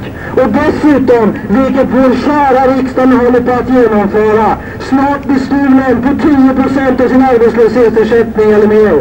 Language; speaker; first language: Swedish; native; Swedish